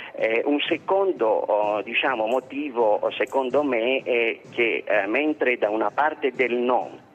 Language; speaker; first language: Italian; non-native, fluent; Greek